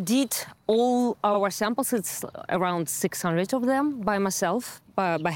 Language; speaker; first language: English; non-native, fluent; Russian